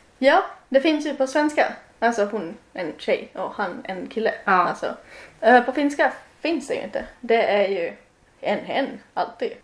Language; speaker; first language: Swedish; non-native, local second language; Finnish